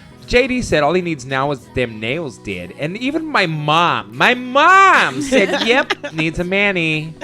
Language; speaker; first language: English; native; English